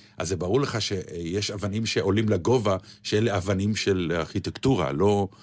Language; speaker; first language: Hebrew; native; Hebrew